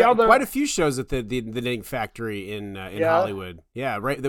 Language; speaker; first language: English; native; English